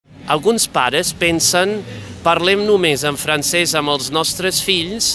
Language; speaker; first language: Catalan; non-native, fluent; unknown